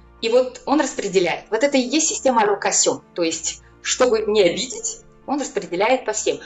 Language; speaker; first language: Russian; native; Russian